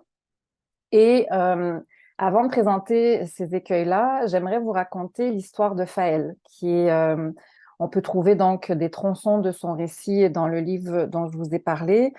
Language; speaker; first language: French; native; French